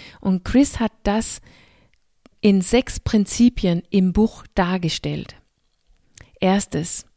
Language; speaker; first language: German; non-native, fluent; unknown